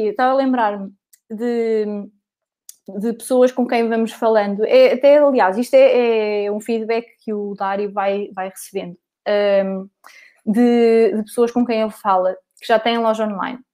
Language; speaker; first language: Portuguese; native; Portuguese